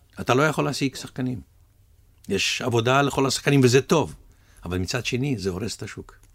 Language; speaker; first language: Hebrew; early bilingual, other home language; Russian